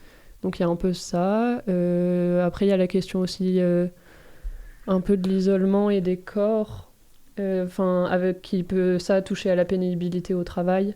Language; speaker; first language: French; native; French